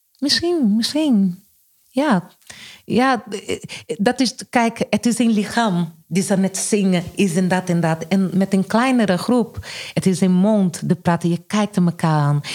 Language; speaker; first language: Dutch; non-native, fluent; Portuguese